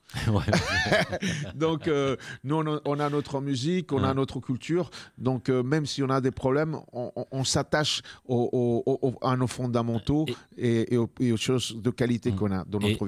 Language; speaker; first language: French; early bilingual, other home language; Spanish